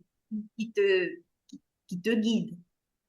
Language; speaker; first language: French; non-native, fluent; Spanish